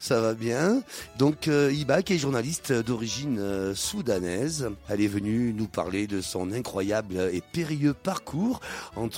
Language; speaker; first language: French; native; French